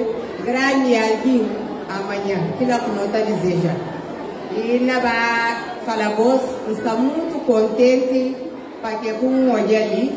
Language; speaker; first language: Portuguese; non-native, local second language; Upper Guinea Crioulo